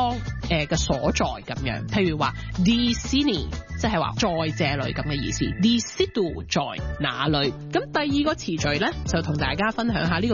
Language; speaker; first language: Cantonese; early bilingual, heritage; Cantonese